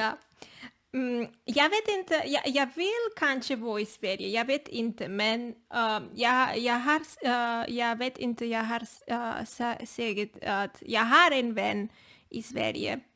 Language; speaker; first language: Swedish; non-native, learner; Spanish